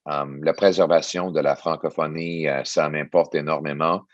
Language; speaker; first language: French; early bilingual, other home language; English